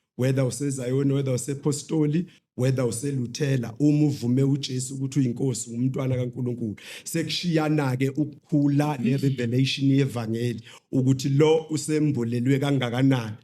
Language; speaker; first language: Zulu; native; Zulu